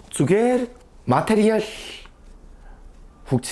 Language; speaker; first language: Mongolian; early bilingual, heritage; Mongolian